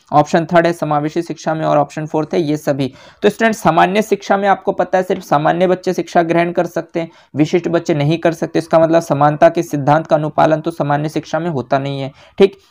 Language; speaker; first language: Hindi; native; Hindi